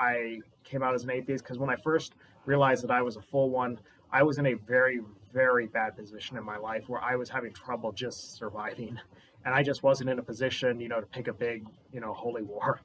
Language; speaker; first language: English; native; English